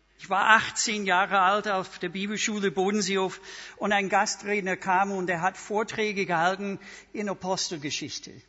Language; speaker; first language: German; non-native, fluent; English